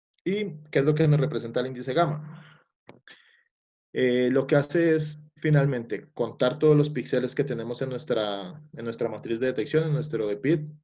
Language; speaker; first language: Spanish; native; Spanish